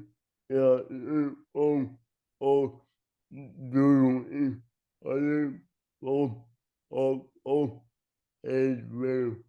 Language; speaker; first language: English; non-native, learner; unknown